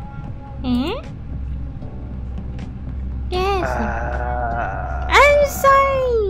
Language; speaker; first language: Spanish; early bilingual, heritage; Spanish